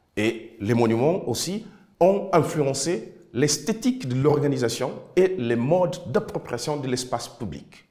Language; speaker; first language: French; non-native, fluent; Kabuverdianu